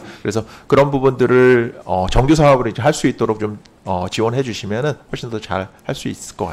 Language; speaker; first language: Korean; native; Korean